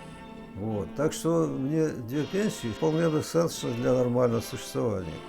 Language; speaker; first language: Russian; native; Russian